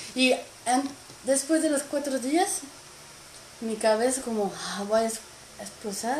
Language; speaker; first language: Spanish; non-native, learner; French